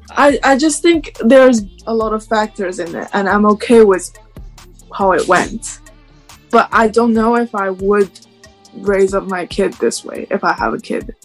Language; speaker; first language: English; non-native, fluent; Chinese